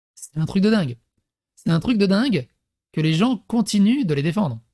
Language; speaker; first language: French; early bilingual, other home language; Serbian